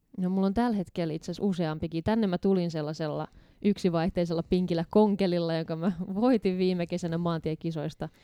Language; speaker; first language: Finnish; native; Finnish